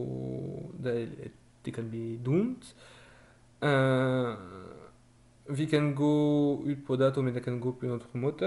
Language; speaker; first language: Norwegian; non-native, fluent; French